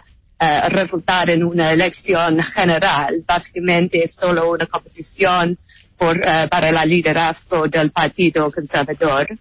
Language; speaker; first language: Spanish; non-native, fluent; English